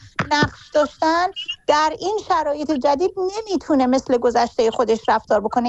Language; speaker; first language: Persian; native; Persian